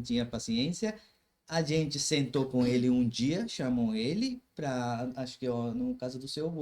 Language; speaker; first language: Portuguese; non-native, learner; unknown